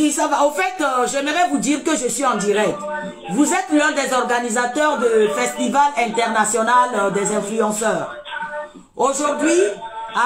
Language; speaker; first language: French; native; French